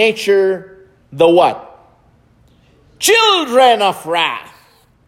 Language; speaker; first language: English; non-native, local second language; Filipino